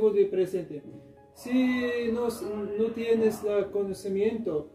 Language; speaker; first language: Spanish; non-native, learner; Arabic